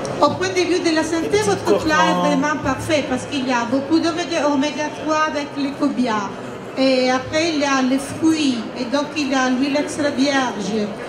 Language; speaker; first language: French; non-native, fluent; Italian